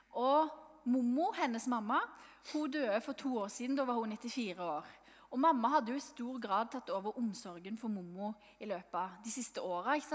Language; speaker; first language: Norwegian; native; Norwegian